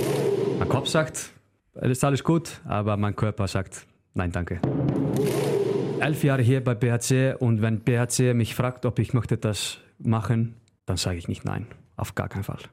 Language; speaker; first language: German; non-native, fluent; Icelandic